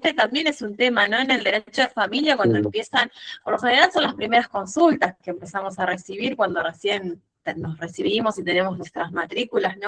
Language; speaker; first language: Spanish; native; Spanish